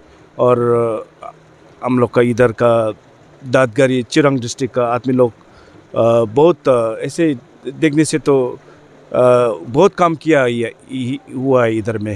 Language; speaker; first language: Hindi; non-native, learner; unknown